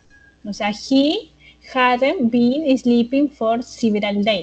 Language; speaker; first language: English; non-native, learner; Spanish